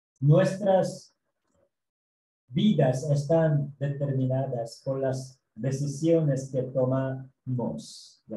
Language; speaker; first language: Spanish; non-native, learner; Korean